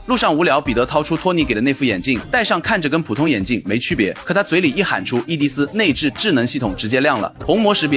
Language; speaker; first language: Chinese; native; Chinese